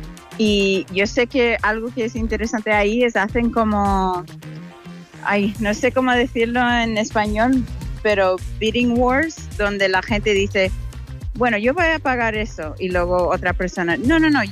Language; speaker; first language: Spanish; non-native, fluent; English